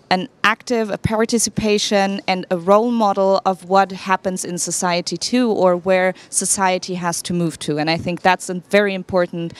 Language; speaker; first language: English; non-native, fluent; German